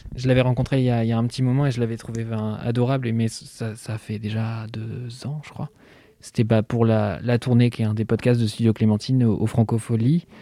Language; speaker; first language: French; native; French